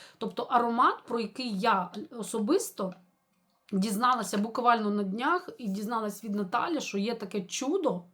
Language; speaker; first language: Ukrainian; non-native, local second language; Russian